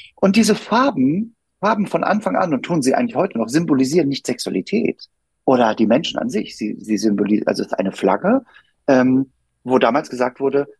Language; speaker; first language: German; native; German